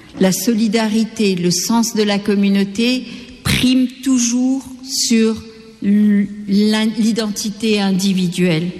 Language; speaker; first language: French; non-native, local second language; Gujarati